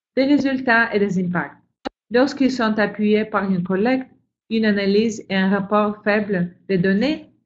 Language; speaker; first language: French; non-native, fluent; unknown